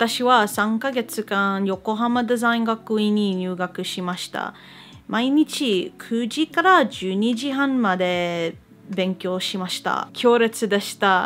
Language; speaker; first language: Japanese; non-native, learner; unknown